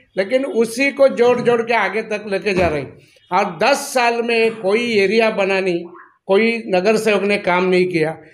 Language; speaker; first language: Hindi; non-native, local second language; Marathi